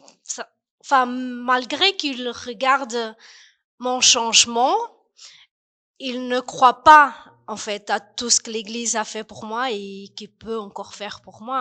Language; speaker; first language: French; non-native, fluent; Portuguese